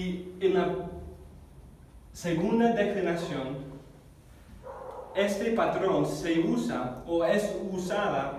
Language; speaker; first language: Spanish; non-native, fluent; English